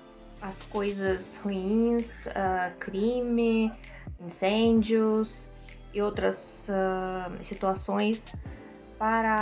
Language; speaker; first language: Portuguese; non-native, learner; Russian